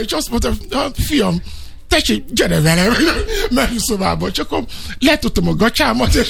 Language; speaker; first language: Hungarian; non-native, fluent; Yoruba